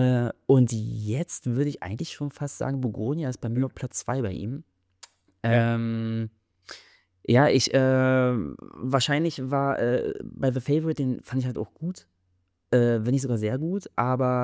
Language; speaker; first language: German; native; German